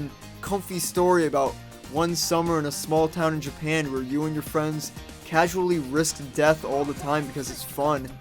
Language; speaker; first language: English; native; English